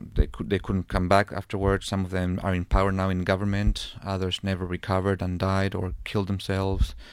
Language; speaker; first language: English; non-native, fluent; Spanish